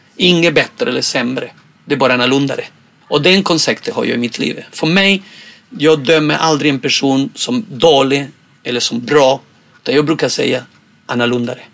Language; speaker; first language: Swedish; non-native, fluent; Spanish